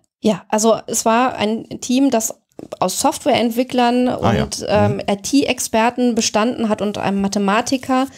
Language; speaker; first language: German; native; German